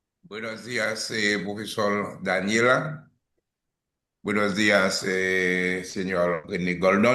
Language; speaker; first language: Spanish; non-native, learner; English